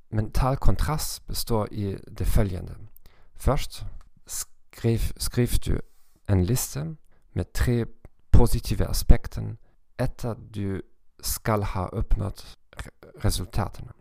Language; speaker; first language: Swedish; non-native, learner; German